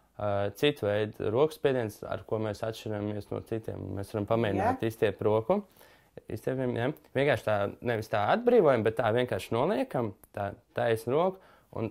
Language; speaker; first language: Latvian; native; Latvian